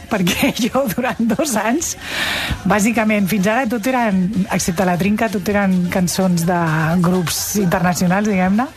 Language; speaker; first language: Catalan; native; Catalan